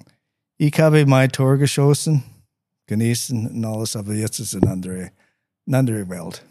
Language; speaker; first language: German; non-native, learner; English